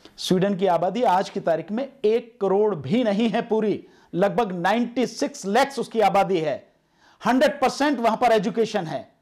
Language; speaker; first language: Hindi; native; Hindi